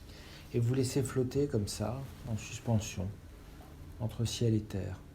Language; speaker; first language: French; native; French